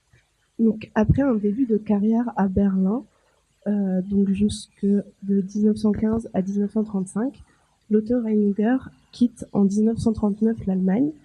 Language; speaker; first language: French; native; French